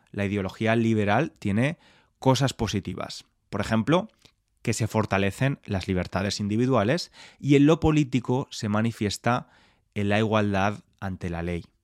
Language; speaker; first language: Spanish; native; Spanish